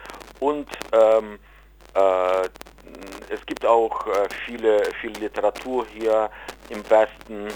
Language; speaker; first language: German; non-native, fluent; Ukrainian